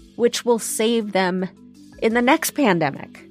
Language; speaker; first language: English; native; English